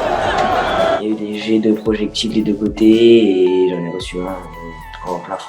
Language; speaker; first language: French; native; French